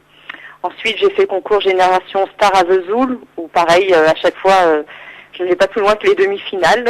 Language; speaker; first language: French; native; French